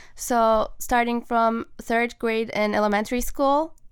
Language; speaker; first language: English; non-native, fluent; Turkish